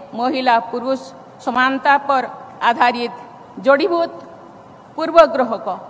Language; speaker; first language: Hindi; non-native, local second language; Santali